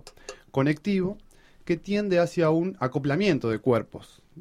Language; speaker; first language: Spanish; native; Spanish